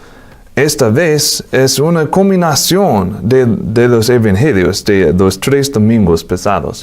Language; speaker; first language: Spanish; non-native, fluent; English